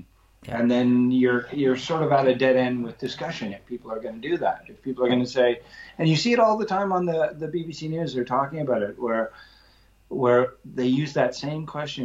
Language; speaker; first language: English; native; English